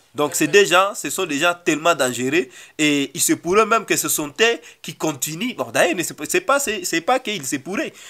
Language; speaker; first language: French; non-native, local second language; Swahili